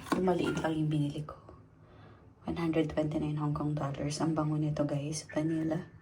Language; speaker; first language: Filipino; native; Filipino